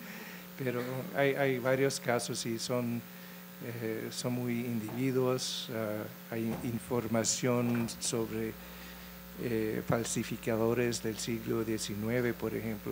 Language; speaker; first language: Spanish; non-native, fluent; English